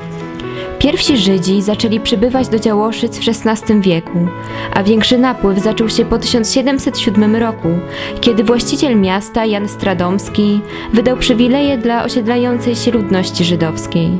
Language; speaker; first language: Polish; native; Polish